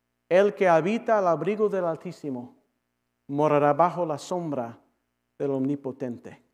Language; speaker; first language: Spanish; non-native, fluent; English